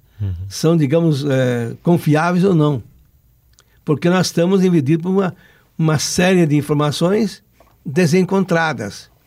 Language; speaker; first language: Portuguese; non-native, local second language; Italian